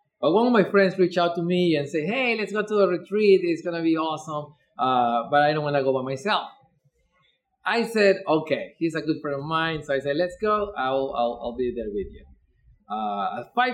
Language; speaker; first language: English; non-native, fluent; Spanish